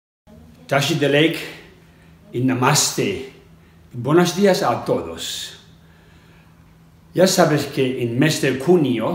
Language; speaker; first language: Spanish; non-native, fluent; Tibetan